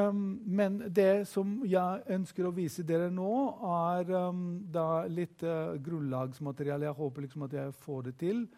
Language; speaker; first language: Norwegian; non-native, fluent; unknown